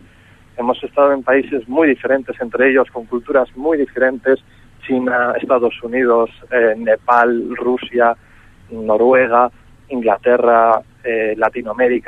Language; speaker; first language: Spanish; native; Spanish